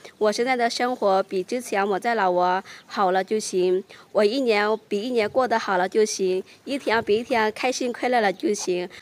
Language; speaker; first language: Chinese; non-native, fluent; Lao